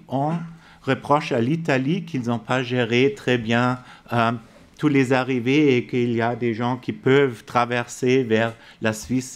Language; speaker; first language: French; non-native, fluent; German